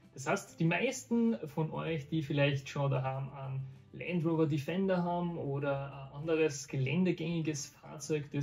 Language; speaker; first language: German; native; German